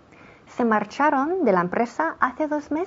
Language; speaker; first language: Spanish; non-native, fluent; English